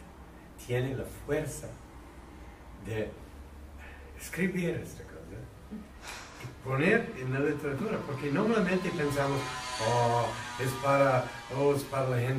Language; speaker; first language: Spanish; non-native, learner; English